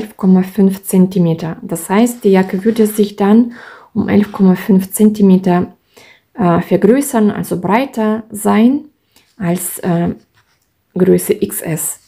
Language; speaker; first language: German; non-native, fluent; Russian